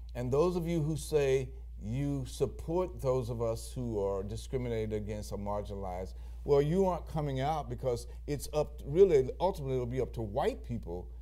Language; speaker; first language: English; native; English